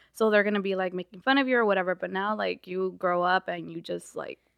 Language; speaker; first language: English; early bilingual, other home language; Spanish